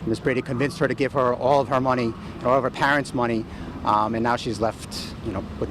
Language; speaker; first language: English; native; English